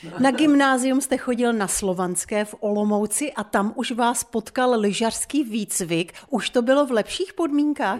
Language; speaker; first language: Czech; native; Czech